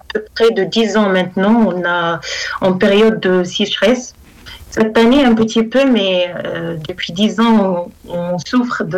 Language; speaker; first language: French; non-native, local second language; Arabic